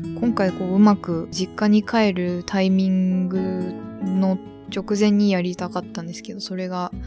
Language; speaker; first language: Japanese; native; Japanese